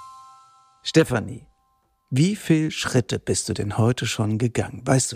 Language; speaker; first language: German; native; German